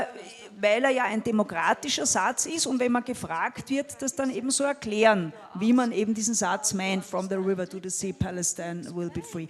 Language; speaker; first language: German; native; German